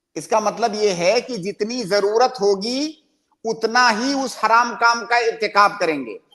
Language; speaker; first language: Urdu; native; Urdu